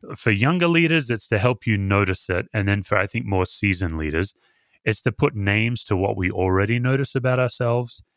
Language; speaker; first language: English; native; English